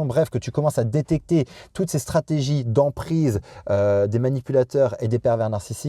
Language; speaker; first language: French; native; French